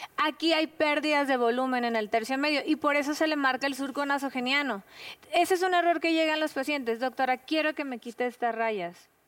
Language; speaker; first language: Spanish; native; Spanish